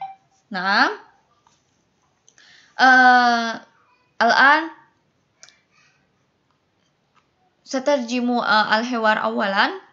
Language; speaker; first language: Arabic; non-native, fluent; Indonesian